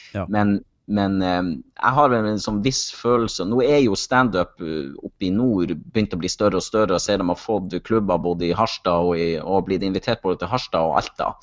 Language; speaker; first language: Norwegian; native; Norwegian